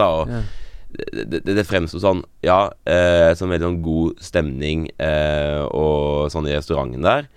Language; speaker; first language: Norwegian; native; Norwegian